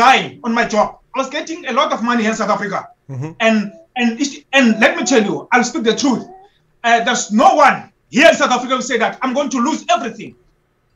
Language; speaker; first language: English; non-native, local second language; Xhosa